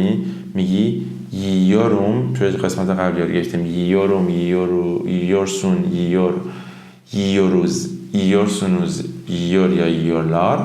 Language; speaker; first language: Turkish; non-native, fluent; Persian